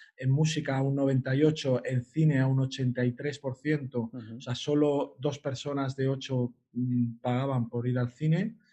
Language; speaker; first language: Spanish; native; Spanish